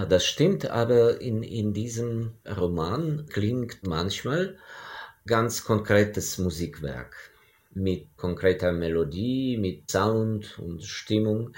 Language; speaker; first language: German; non-native, fluent; Ukrainian